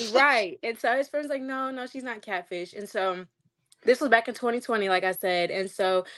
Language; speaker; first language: English; native; English